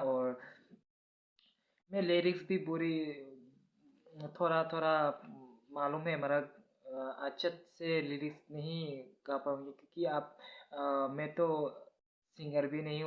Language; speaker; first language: Hindi; non-native, local second language; Kok Borok